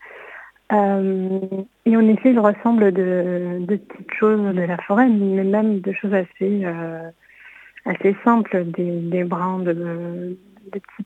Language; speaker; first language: French; non-native, fluent; Hebrew